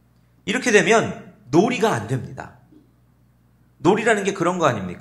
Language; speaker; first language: Korean; native; Korean